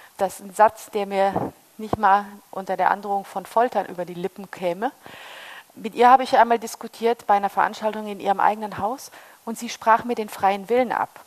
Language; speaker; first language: German; early bilingual, heritage; German